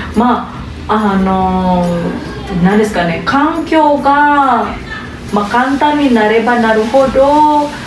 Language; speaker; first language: Japanese; non-native, fluent; Indonesian